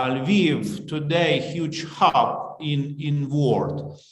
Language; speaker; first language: English; non-native, learner; Ukrainian